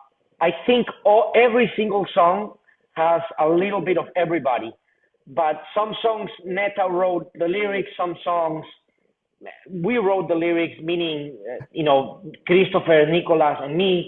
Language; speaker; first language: English; non-native, fluent; Spanish